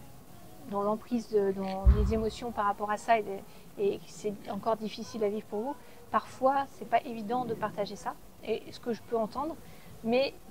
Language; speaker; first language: French; native; French